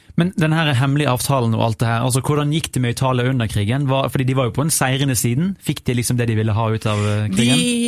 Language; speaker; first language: Norwegian; native; Norwegian